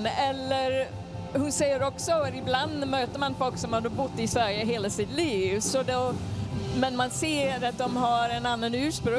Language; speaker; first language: Swedish; non-native, fluent; English